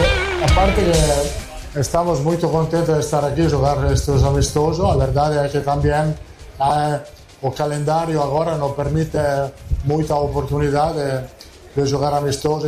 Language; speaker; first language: Portuguese; non-native, fluent; Italian